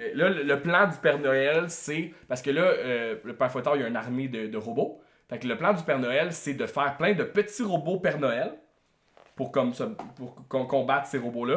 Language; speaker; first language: French; native; French